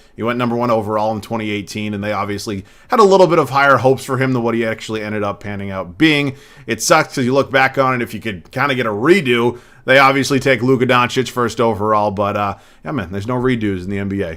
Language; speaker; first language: English; native; English